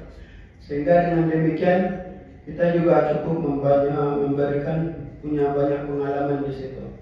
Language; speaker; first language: Indonesian; native; Indonesian